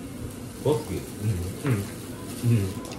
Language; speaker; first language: English; non-native, learner; Japanese